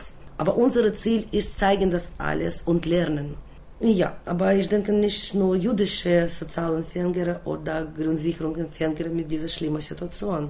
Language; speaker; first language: German; non-native, learner; Russian